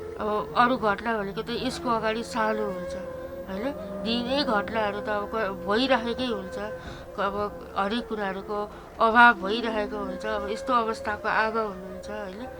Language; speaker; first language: Nepali; native; Nepali